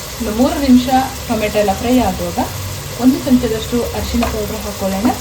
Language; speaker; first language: Kannada; non-native, local second language; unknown